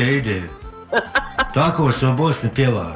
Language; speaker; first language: Bosnian; native; Bosnian